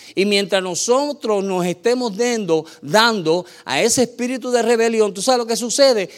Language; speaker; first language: Spanish; native; Spanish